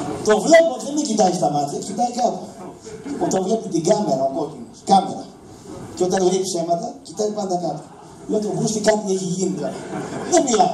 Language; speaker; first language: Greek; native; Greek